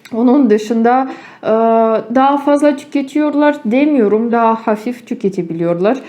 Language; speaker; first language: Turkish; non-native, fluent; Ukrainian